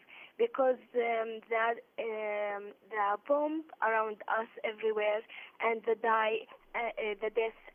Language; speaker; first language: English; non-native, learner; Arabic